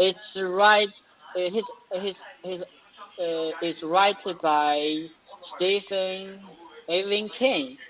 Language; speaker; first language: English; non-native, learner; Chinese